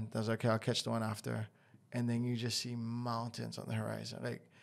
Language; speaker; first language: English; native; English